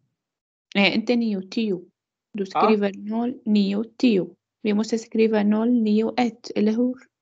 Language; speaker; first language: Swedish; non-native, learner; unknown